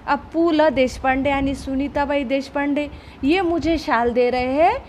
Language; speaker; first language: Hindi; non-native, local second language; Marathi